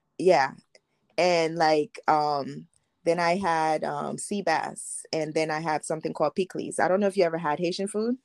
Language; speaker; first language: English; early bilingual, other home language; Haitian Creole